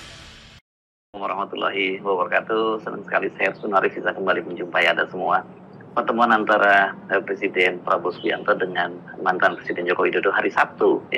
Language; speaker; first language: Indonesian; native; Indonesian